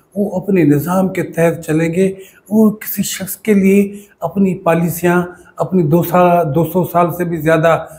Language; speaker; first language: Urdu; non-native, local second language; Sindhi